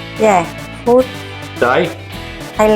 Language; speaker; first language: English; non-native, learner; Khmer